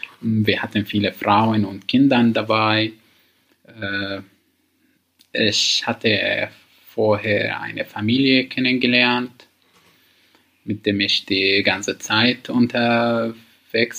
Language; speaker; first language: German; non-native, learner; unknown